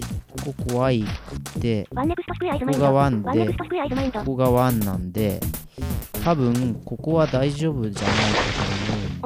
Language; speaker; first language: Japanese; native; Japanese